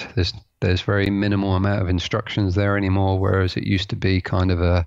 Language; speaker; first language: English; native; English